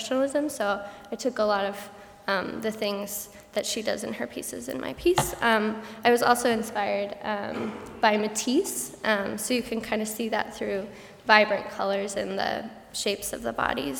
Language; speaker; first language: English; native; English